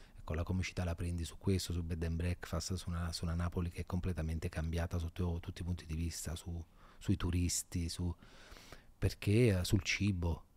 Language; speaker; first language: Italian; native; Italian